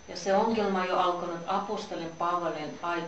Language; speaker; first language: Finnish; non-native, learner; Russian